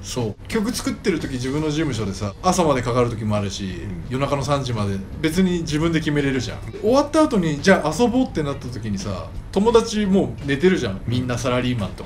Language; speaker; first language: Japanese; native; Japanese